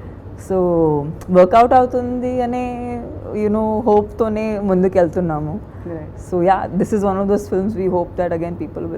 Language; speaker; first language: Telugu; non-native, fluent; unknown